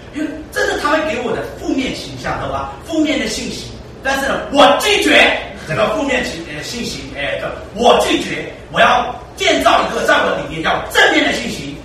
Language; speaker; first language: Chinese; early bilingual, heritage; Chinese